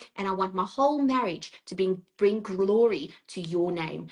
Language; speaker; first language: English; non-native, local second language; Afrikaans